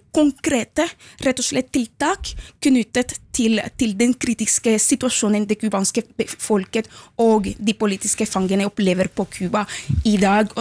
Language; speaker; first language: Norwegian; non-native, fluent; Spanish